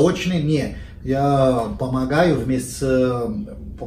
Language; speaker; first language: Russian; non-native, fluent; Portuguese